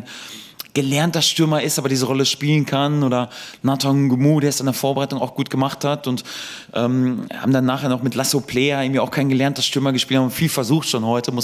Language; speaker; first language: German; native; German